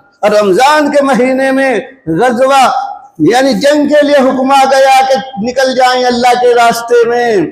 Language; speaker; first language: Urdu; non-native, local second language; Punjabi